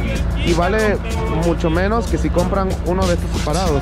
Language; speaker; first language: Spanish; native; Spanish